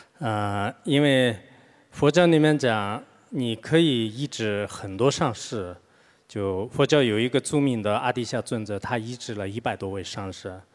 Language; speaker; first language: Chinese; non-native, local second language; Tibetan